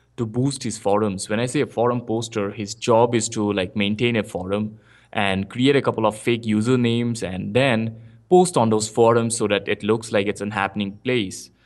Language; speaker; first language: English; non-native, local second language; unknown